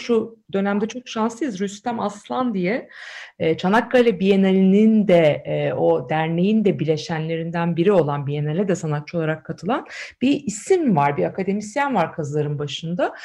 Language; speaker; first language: Turkish; native; Turkish